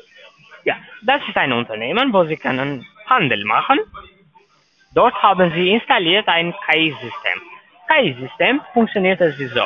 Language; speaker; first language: German; non-native, learner; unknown